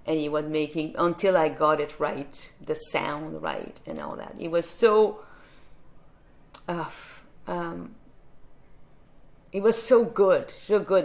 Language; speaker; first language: English; non-native, fluent; French